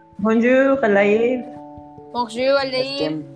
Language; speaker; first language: French; non-native, learner; Spanish